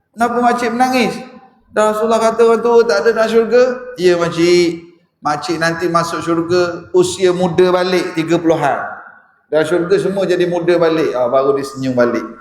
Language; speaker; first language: Malay; native; Malay